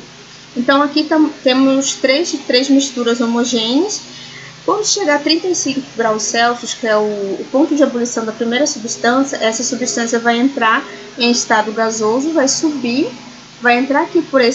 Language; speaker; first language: Portuguese; native; Portuguese